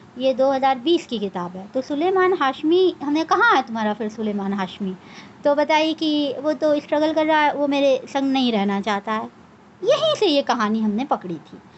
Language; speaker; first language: Hindi; native; Hindi